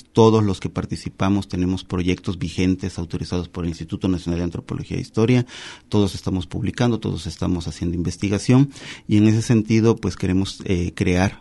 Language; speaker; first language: Spanish; native; Spanish